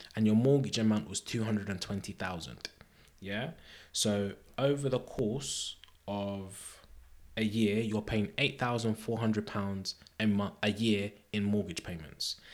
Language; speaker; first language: English; native; English